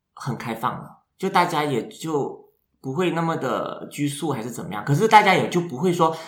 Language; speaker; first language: Chinese; native; Chinese